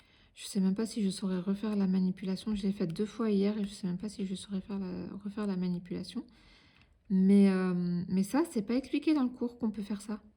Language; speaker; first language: French; native; French